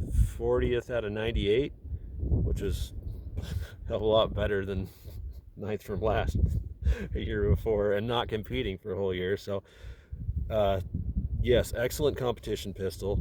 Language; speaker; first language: English; native; English